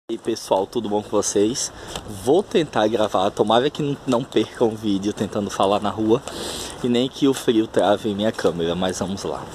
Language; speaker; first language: Portuguese; native; Portuguese